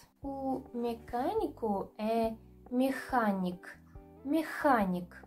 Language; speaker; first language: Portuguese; non-native, fluent; Russian